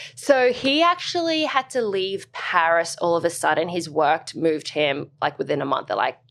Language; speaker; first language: English; native; English